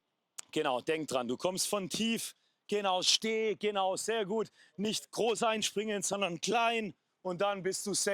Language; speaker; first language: German; native; German